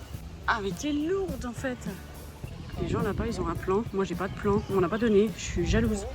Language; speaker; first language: French; native; French